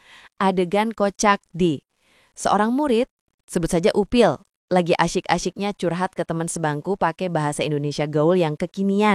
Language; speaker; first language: Indonesian; native; Indonesian